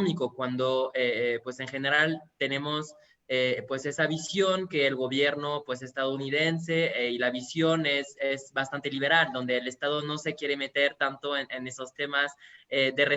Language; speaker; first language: Spanish; native; Spanish